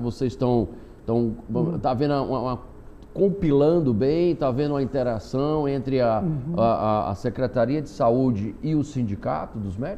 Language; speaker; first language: Portuguese; native; Portuguese